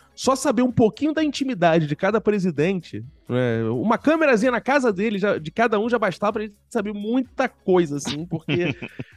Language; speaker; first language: Portuguese; native; Portuguese